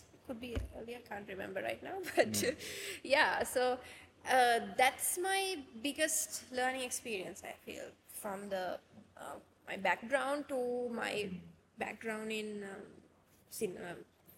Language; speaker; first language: English; non-native, local second language; Sinhala